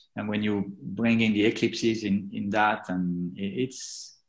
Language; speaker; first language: English; non-native, fluent; French